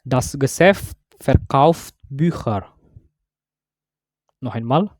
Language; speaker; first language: German; non-native, learner; Indonesian